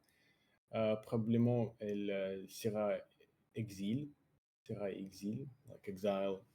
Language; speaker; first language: French; non-native, learner; Russian